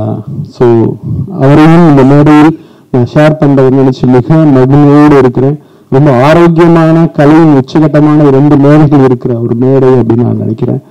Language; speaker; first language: Tamil; native; Tamil